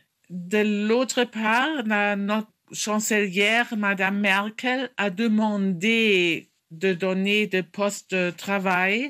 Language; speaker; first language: French; non-native, fluent; German